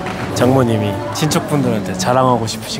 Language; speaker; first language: Korean; native; Korean